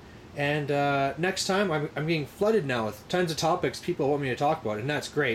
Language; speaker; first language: English; native; English